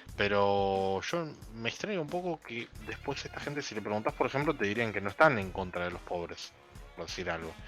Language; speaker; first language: Spanish; native; Spanish